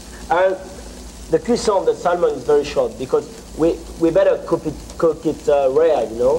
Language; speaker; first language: English; non-native, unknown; French